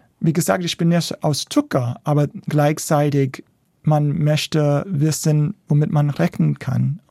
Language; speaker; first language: German; non-native, fluent; English